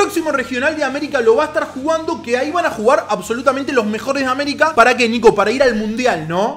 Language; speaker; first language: Spanish; native; Spanish